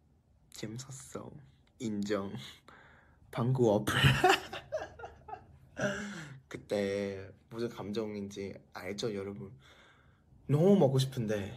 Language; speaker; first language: Korean; non-native, fluent; Thai